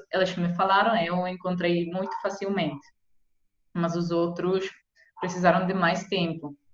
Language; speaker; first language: Portuguese; non-native, fluent; Italian